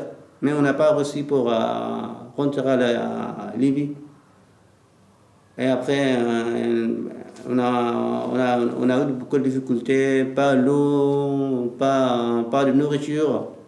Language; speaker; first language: French; non-native, learner; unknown